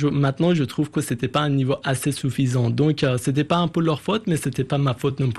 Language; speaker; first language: French; non-native, fluent; Persian